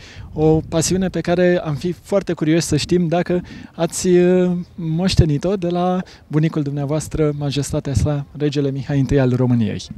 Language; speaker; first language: Romanian; native; Romanian